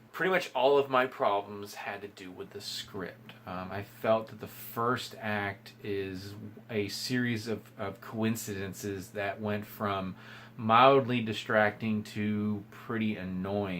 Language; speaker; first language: English; native; English